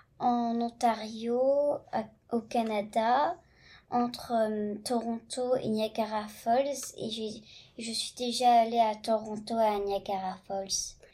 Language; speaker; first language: French; early bilingual, heritage; French